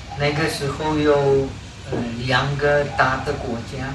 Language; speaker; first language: Chinese; non-native, fluent; Czech